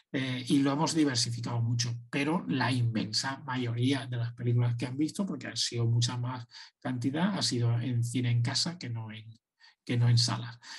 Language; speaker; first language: Spanish; native; Spanish